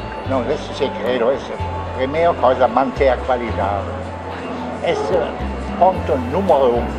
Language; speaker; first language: Portuguese; non-native, learner; German